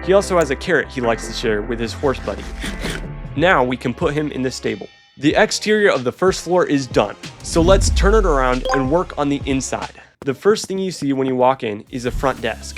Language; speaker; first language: English; native; English